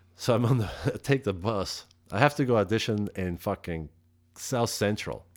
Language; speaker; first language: English; non-native, fluent; Dutch